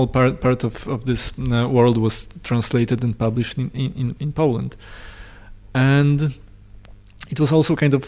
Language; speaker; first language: English; non-native, fluent; Polish